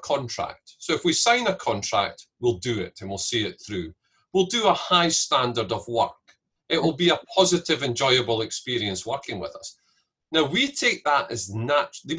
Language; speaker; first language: English; native; English